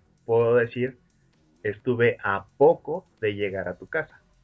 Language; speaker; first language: Spanish; native; Spanish